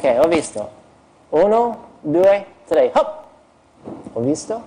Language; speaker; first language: Italian; non-native, learner; English